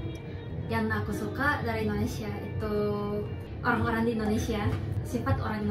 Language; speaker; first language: Indonesian; non-native, fluent; Japanese